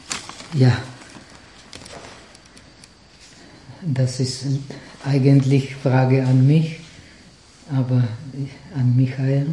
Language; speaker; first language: German; non-native, fluent; Czech